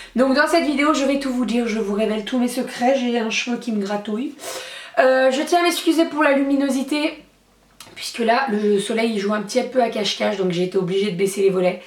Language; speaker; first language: French; native; French